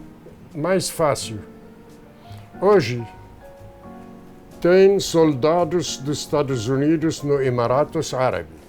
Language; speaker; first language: Portuguese; non-native, fluent; Arabic